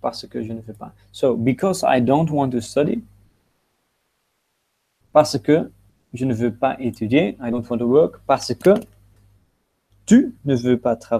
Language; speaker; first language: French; non-native, fluent; Dutch